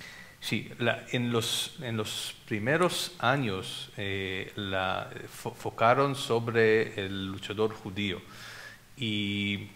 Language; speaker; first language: Spanish; non-native, fluent; Hebrew